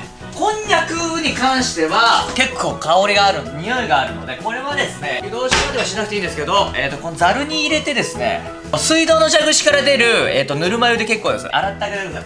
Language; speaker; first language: Japanese; native; Japanese